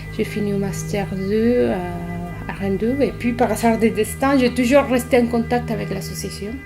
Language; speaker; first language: French; non-native, fluent; Spanish